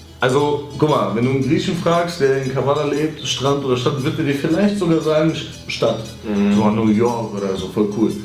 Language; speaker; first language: German; early bilingual, other home language; Greek